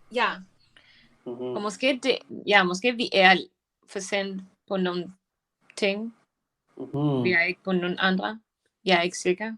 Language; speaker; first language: Danish; non-native, learner; Spanish